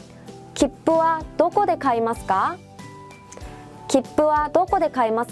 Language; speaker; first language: Japanese; non-native, fluent; Korean